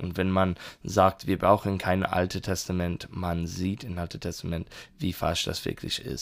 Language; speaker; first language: German; non-native, learner; English